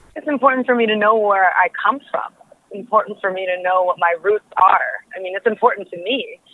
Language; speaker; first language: English; early bilingual, other home language; Spanish